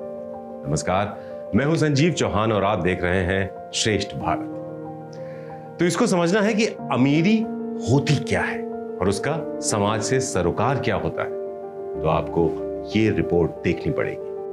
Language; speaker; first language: Hindi; native; Hindi